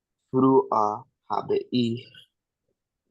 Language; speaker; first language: German; non-native, learner; Spanish